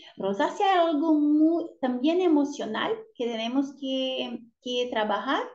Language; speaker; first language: Spanish; non-native, learner; Portuguese